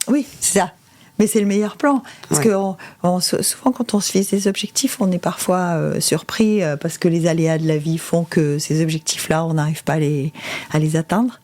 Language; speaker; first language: French; native; French